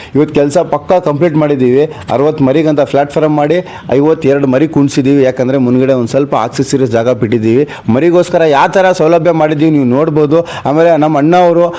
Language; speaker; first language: Kannada; native; Kannada